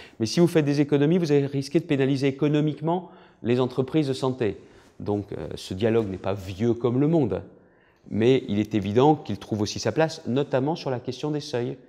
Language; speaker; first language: French; native; French